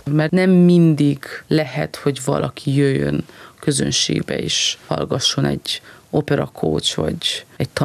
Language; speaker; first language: Hungarian; early bilingual, heritage; Hungarian